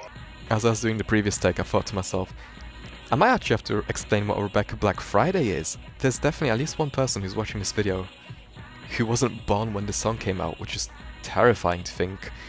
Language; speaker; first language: English; native; English